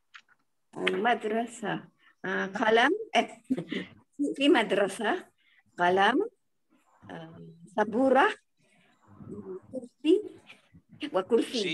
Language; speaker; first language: Arabic; non-native, learner; Malay